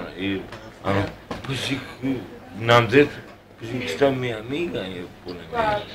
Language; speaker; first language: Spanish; non-native, learner; Romanian